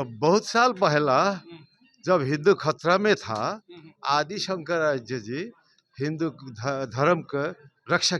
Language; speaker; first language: Hindi; non-native, fluent; Bangla